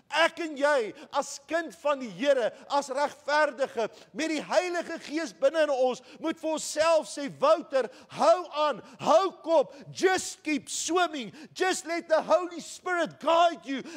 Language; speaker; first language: English; non-native, local second language; Afrikaans